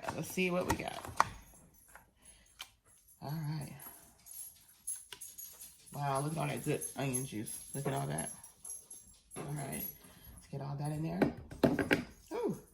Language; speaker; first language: English; native; English